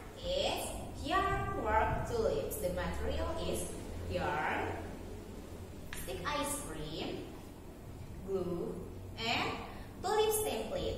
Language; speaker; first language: English; non-native, learner; Indonesian